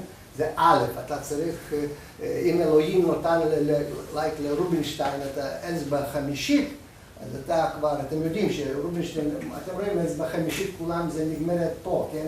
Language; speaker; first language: Hebrew; non-native, fluent; Russian